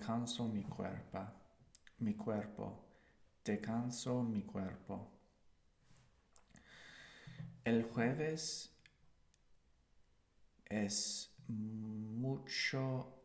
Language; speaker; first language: Spanish; non-native, learner; English